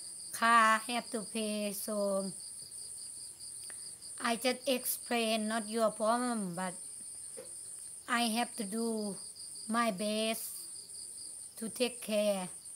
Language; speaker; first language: English; non-native, learner; Thai